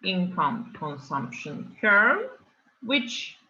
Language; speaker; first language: English; non-native, fluent; Turkish